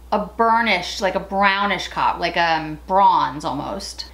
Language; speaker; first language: English; native; English